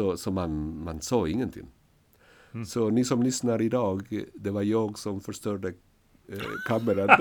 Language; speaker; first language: Swedish; non-native, fluent; Spanish